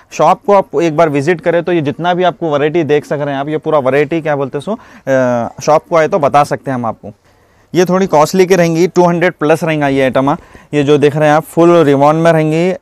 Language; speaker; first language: Hindi; native; Hindi